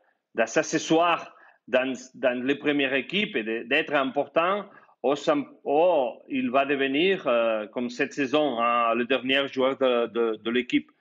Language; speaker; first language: French; non-native, fluent; Spanish